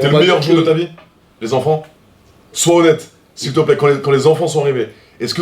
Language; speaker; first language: French; native; French